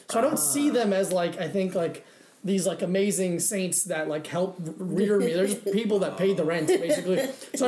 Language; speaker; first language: English; early bilingual, other home language; Spanish